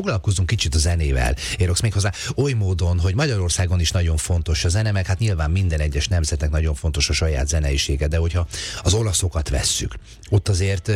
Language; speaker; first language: Hungarian; native; Hungarian